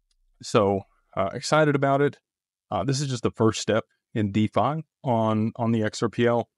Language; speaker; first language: English; native; English